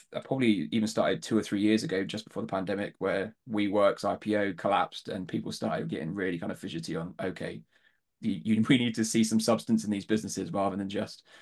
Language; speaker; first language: English; native; English